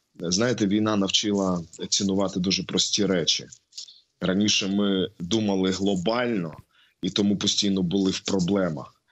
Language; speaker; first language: Ukrainian; non-native, local second language; Russian